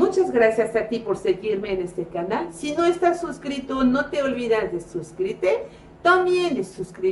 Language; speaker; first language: Spanish; non-native, fluent; French